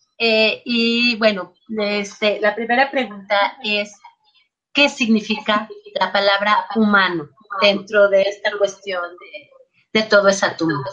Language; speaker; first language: Spanish; native; Spanish